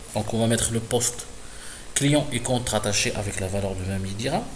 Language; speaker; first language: French; non-native, local second language; Arabic